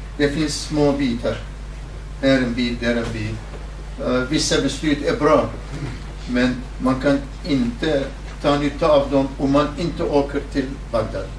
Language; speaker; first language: Swedish; non-native, fluent; Kurdish